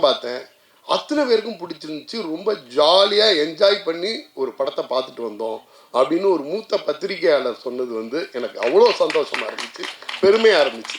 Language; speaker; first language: Tamil; native; Tamil